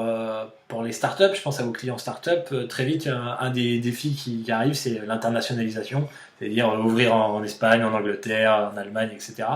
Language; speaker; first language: French; native; French